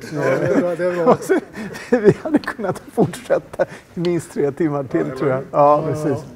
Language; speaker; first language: Swedish; native; Swedish